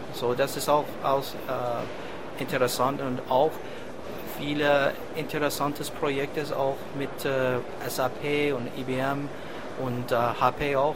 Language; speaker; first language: German; non-native, fluent; English